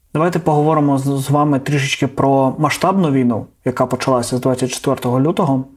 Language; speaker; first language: Ukrainian; non-native, local second language; Russian